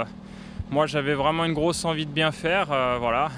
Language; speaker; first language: French; native; French